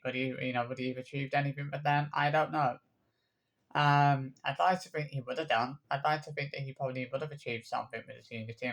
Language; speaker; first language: English; native; English